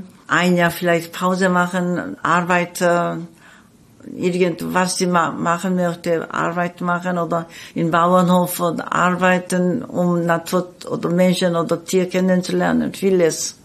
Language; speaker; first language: German; non-native, fluent; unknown